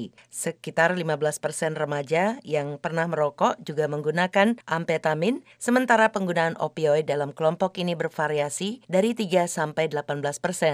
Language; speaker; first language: Indonesian; native; Indonesian